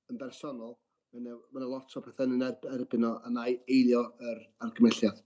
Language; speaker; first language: Welsh; native; Welsh